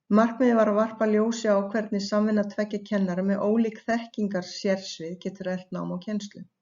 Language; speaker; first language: Icelandic; native; Icelandic